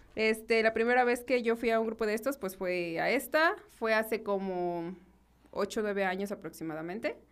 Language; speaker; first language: Spanish; native; Spanish